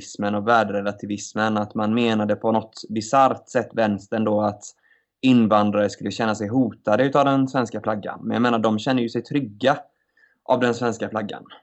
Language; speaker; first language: Swedish; native; Swedish